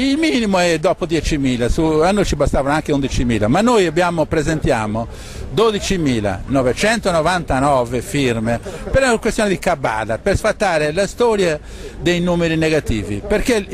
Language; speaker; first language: Italian; non-native, local second language; Sardinian